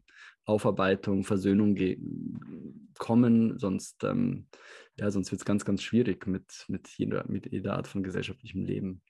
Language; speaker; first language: German; native; German